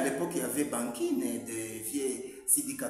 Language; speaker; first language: French; non-native, local second language; Swahili